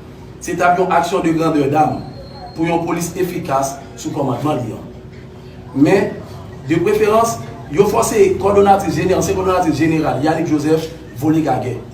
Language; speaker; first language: Haitian Creole; native; Haitian Creole